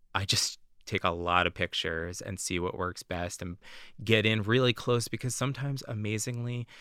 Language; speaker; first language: English; native; English